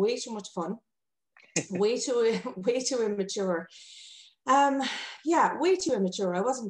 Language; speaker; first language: English; native; English